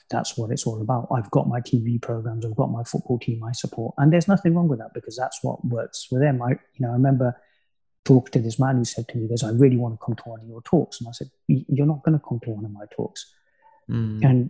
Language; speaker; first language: English; native; English